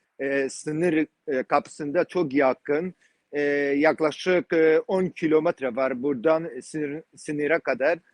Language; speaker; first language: Turkish; non-native, learner; Kurdish